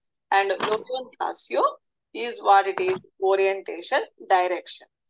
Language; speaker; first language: English; non-native, local second language; Telugu